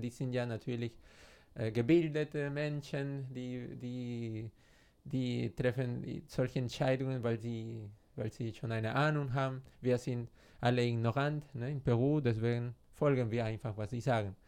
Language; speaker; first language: German; non-native, fluent; Spanish